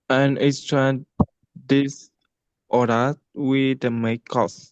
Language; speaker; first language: English; non-native, learner; Burmese